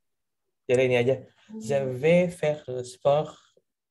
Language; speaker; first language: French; non-native, learner; Indonesian